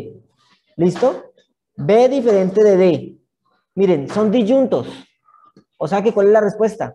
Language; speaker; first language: Spanish; native; Spanish